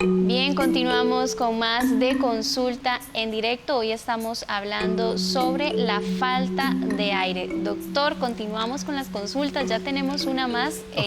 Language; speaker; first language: Spanish; native; Spanish